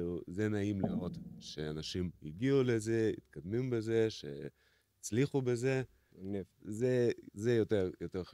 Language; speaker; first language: Hebrew; non-native, fluent; Russian